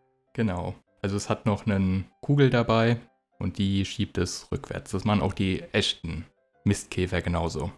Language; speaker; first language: German; native; German